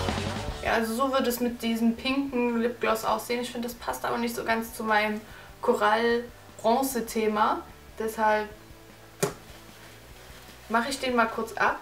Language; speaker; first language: German; native; German